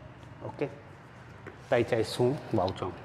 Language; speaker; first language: Vietnamese; non-native, learner; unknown